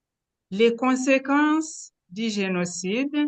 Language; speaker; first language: French; non-native, local second language; Kinyarwanda